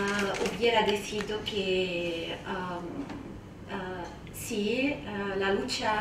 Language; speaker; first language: Spanish; non-native, fluent; Arabic